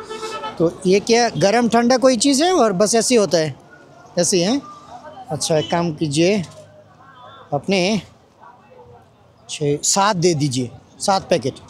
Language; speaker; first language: Hindi; non-native, fluent; Bangla